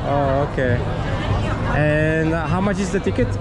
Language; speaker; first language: English; non-native, learner; Slovak